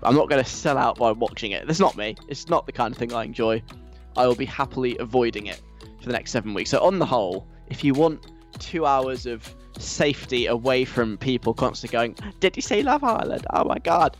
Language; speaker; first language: English; native; English